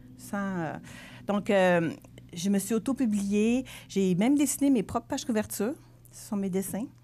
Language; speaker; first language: French; native; French